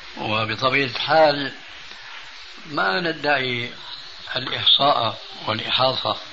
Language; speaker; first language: Arabic; early bilingual, other home language; Albanian